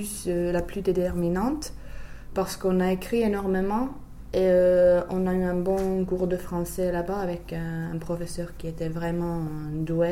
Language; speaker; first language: French; non-native, fluent; Finnish